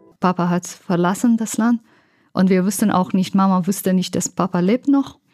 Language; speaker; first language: German; non-native, learner; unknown